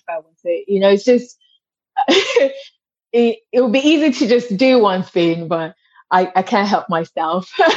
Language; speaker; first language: English; non-native, local second language; Yoruba